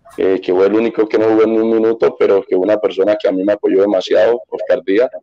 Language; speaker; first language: Spanish; native; Spanish